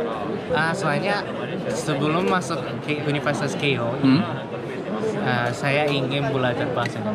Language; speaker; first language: Indonesian; non-native, learner; Japanese